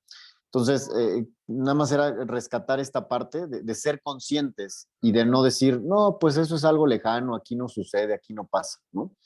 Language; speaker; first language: Spanish; native; Spanish